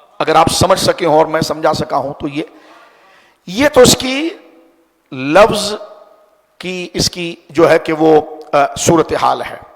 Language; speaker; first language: Urdu; native; Urdu